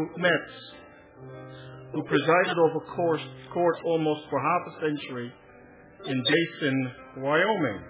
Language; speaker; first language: English; non-native, fluent; Dutch